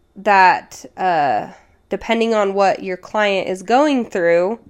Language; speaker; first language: English; native; English